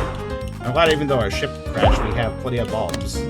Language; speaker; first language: English; native; English